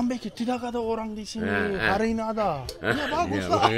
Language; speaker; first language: Indonesian; non-native, learner; Turkish